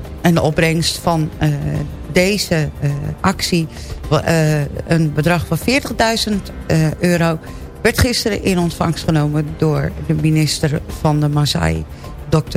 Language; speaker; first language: Dutch; native; Dutch